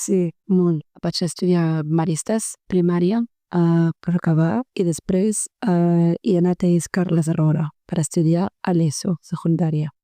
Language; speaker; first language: Catalan; early bilingual, other home language; Arabic